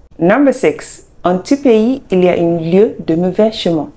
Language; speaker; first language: French; non-native, fluent; English